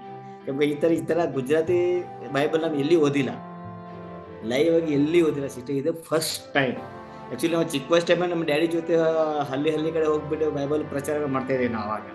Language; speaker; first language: Kannada; non-native, local second language; Gujarati